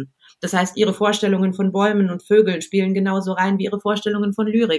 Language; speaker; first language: German; native; German